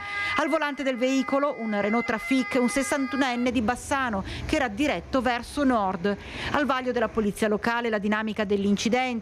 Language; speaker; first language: Italian; native; Italian